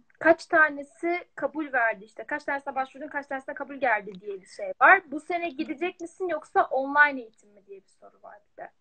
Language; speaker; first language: Turkish; native; Turkish